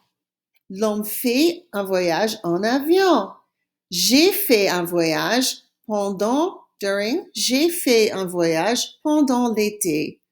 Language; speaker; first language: French; non-native, fluent; English